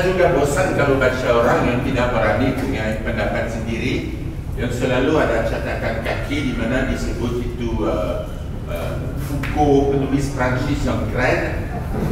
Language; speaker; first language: Indonesian; non-native, fluent; French